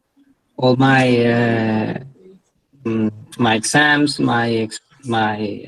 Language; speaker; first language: English; non-native, learner; Spanish